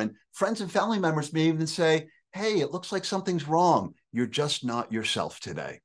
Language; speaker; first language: English; native; English